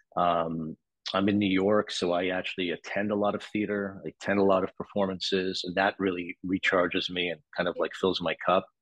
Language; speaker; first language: English; native; English